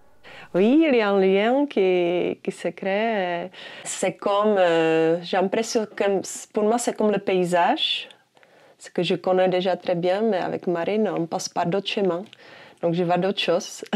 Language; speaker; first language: French; non-native, fluent; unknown